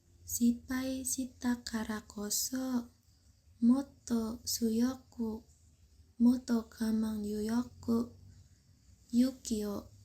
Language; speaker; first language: Japanese; non-native, learner; Indonesian